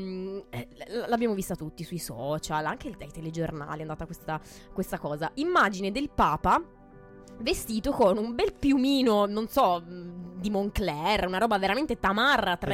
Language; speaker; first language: Italian; native; Italian